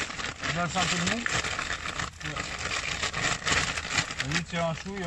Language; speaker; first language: French; native; French